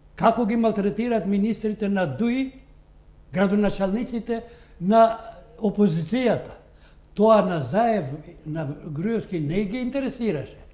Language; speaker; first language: Macedonian; non-native, local second language; Albanian